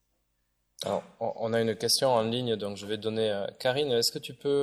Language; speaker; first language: French; native; French